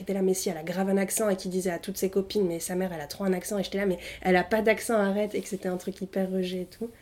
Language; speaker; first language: French; early bilingual, other home language; Arabic